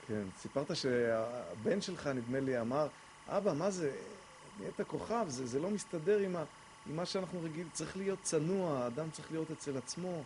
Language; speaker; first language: Hebrew; native; Hebrew